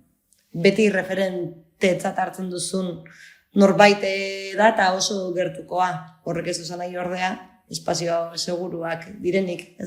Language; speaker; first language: Basque; native; Basque